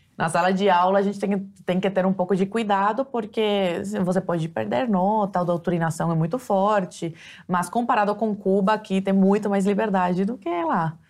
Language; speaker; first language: Portuguese; early bilingual, other home language; Spanish